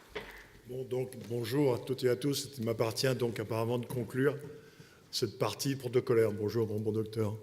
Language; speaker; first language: French; native; French